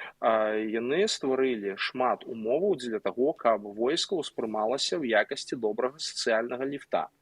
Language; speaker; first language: Belarusian; non-native, local second language; Russian